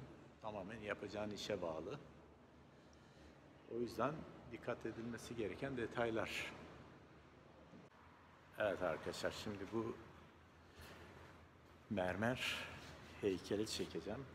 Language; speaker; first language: Turkish; native; Turkish